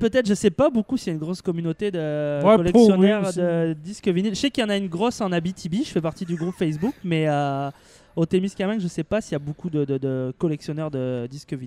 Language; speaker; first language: French; native; French